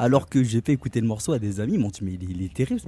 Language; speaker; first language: French; native; French